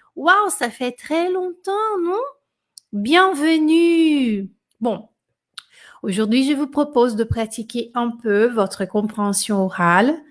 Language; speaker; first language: French; non-native, fluent; Portuguese